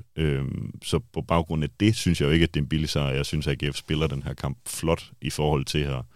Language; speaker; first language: Danish; native; Danish